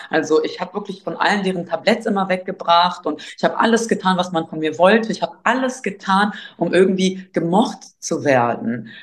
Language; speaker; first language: German; early bilingual, other home language; Albanian